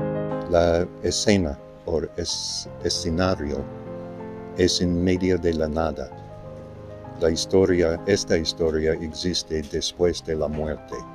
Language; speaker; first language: Spanish; non-native, learner; English